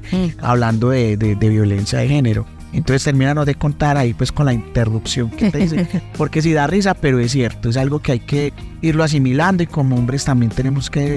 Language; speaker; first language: Spanish; native; Spanish